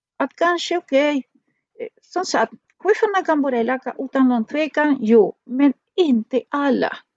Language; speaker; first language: Swedish; non-native, fluent; Spanish